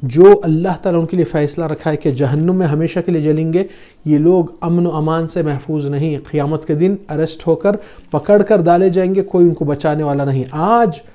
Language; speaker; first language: Urdu; non-native, fluent; Arabic